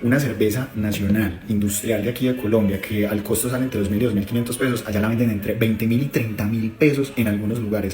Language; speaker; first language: Spanish; native; Spanish